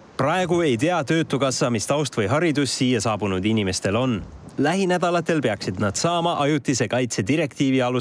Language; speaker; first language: Estonian; native; Estonian